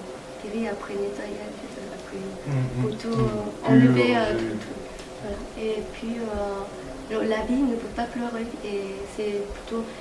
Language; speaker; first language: French; non-native, fluent; Korean